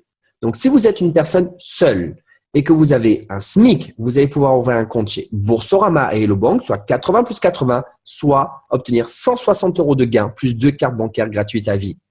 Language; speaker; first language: French; native; French